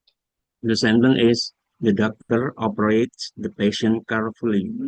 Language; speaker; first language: English; non-native, learner; Indonesian